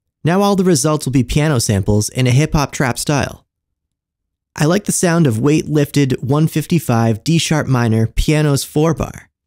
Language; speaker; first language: English; native; English